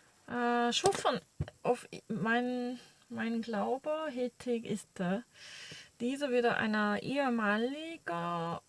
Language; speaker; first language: German; non-native, learner; Korean